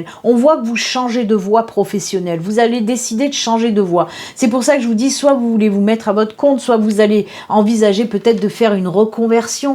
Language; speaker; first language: French; native; French